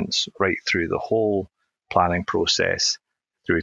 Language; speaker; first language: English; native; English